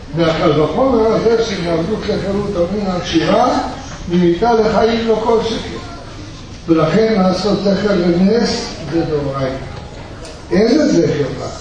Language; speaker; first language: Hebrew; early bilingual, other home language; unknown